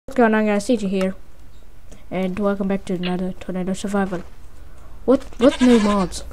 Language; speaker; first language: English; native; English